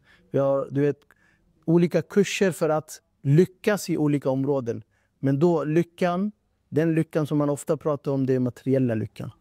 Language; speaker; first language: Swedish; non-native, fluent; Urdu